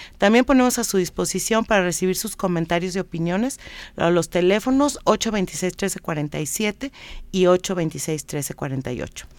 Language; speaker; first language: Spanish; native; Spanish